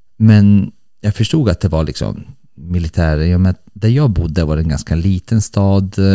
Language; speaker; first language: Swedish; early bilingual, other home language; Bosnian